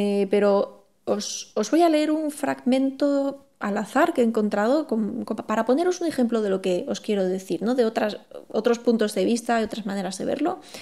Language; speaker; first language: Spanish; native; Spanish